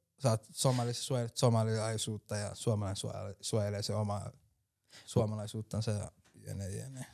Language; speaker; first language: Finnish; early bilingual, other home language; Somali